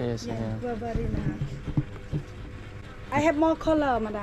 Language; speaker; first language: English; non-native, learner; Khmer